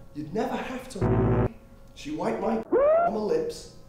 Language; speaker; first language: English; native; English